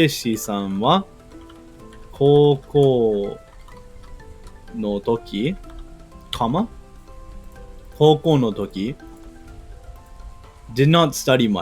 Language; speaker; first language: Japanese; non-native, learner; English